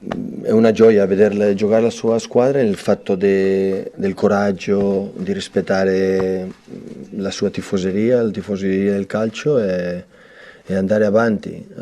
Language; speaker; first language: Italian; non-native, fluent; Catalan